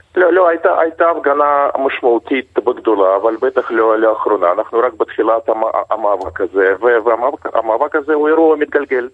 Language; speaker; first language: Hebrew; early bilingual, other home language; Russian